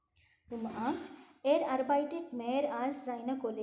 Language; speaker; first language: German; non-native, fluent; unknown